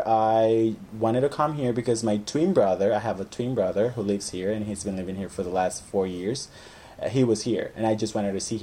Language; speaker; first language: English; non-native, fluent; Spanish